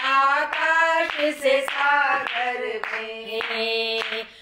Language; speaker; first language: Hindi; non-native, local second language; Gujarati